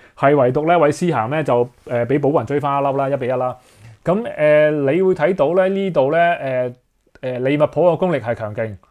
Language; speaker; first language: Chinese; native; Chinese